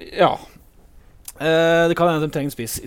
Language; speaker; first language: Norwegian; native; Norwegian